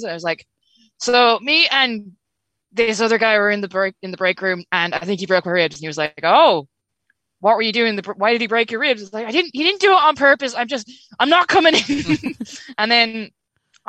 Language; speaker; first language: English; native; English